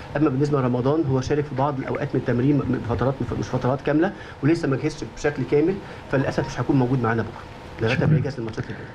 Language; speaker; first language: Arabic; native; Arabic